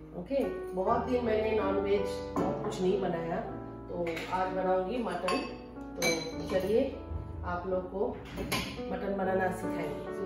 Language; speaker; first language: Hindi; non-native, local second language; Bangla